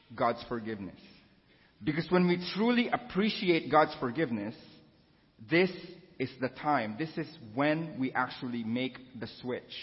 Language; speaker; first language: English; non-native, local second language; Filipino